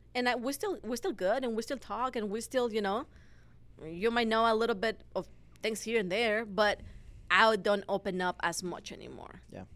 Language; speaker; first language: English; non-native, fluent; Spanish